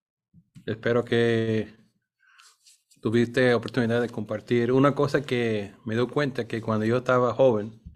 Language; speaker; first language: Spanish; non-native, fluent; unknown